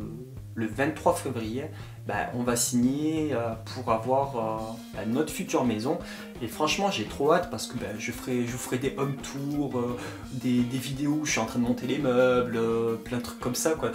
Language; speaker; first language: French; native; French